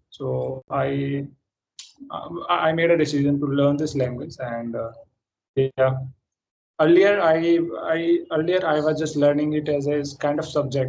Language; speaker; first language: English; non-native, fluent; Hindi